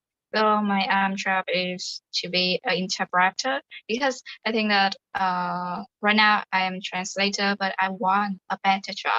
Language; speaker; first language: English; non-native, fluent; Vietnamese